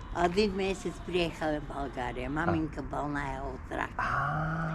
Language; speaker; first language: Russian; non-native, learner; Bulgarian